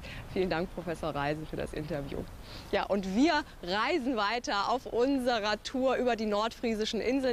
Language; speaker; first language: German; native; German